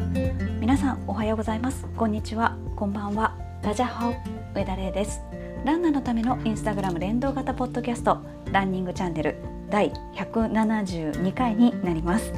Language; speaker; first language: Japanese; native; Japanese